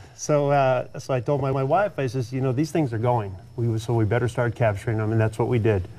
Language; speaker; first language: English; native; English